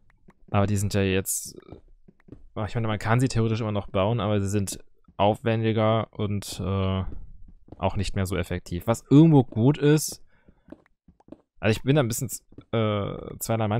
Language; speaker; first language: German; native; German